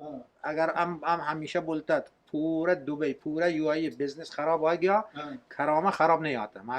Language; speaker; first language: Hindi; non-native, learner; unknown